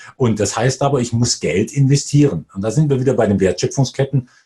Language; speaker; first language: German; native; German